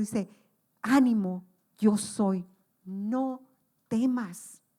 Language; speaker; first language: Spanish; native; Spanish